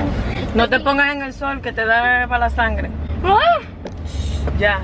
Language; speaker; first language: Spanish; native; Spanish